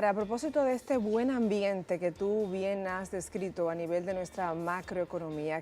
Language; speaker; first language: Spanish; native; Spanish